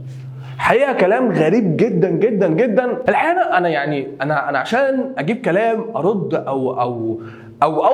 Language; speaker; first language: Arabic; native; Arabic